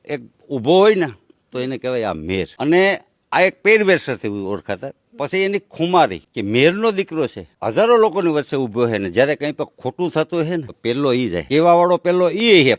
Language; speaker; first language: Gujarati; native; Gujarati